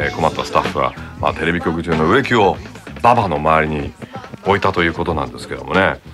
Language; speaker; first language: Japanese; early bilingual, heritage; Japanese